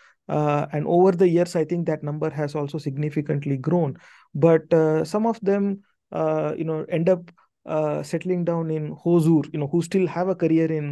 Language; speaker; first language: English; non-native, local second language; Tamil